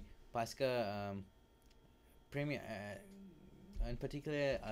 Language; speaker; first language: French; non-native, learner; English